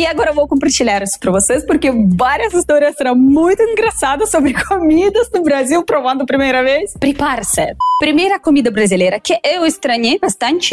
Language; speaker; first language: Portuguese; non-native, fluent; Russian